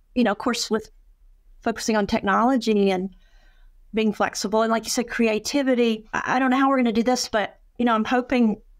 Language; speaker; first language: English; native; English